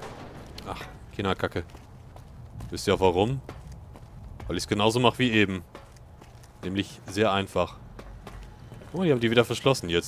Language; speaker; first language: German; native; German